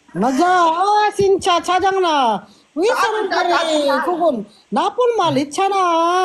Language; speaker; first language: Korean; non-native, learner; Filipino